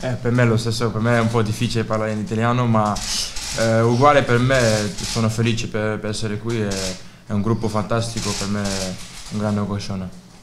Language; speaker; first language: Italian; non-native, learner; Dutch